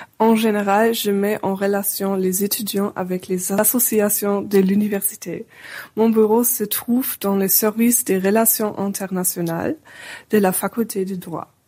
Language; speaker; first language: French; non-native, fluent; German